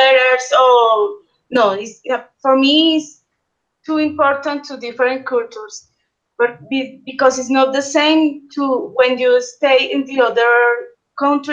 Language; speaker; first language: English; non-native, learner; Spanish